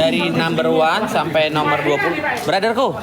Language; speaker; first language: Indonesian; native; Indonesian